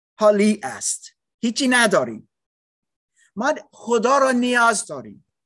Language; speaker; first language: Persian; non-native, learner; English